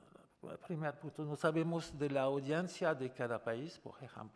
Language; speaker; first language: Spanish; non-native, fluent; French